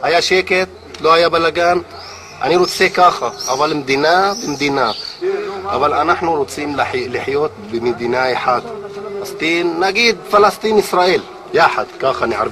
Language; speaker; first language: Hebrew; non-native, local second language; Arabic